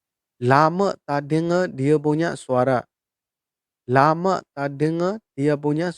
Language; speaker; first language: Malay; non-native, fluent; Burmese